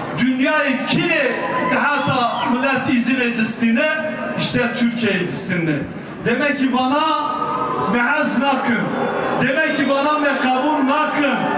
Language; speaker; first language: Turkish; non-native, local second language; Kurdish